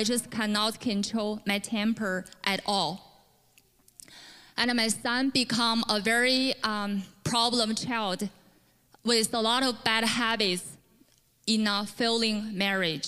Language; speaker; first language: English; non-native, fluent; Chinese